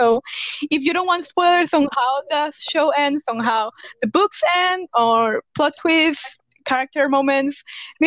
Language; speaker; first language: English; non-native, fluent; Spanish